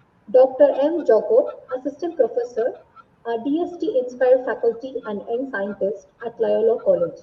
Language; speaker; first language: English; non-native, local second language; Tamil